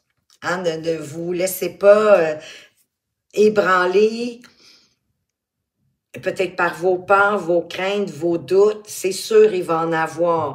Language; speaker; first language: French; native; French